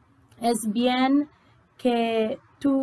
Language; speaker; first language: Spanish; non-native, learner; English